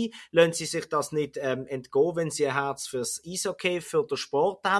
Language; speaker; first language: German; native; German